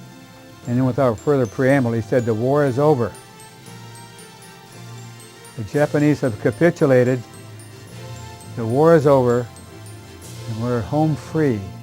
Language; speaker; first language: English; native; English